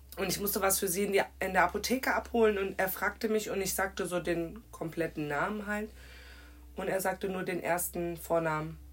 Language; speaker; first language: German; native; German